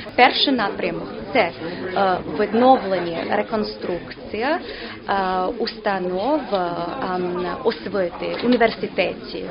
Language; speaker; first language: Ukrainian; non-native, learner; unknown